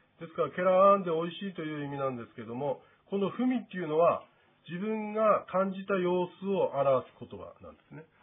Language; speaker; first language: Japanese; native; Japanese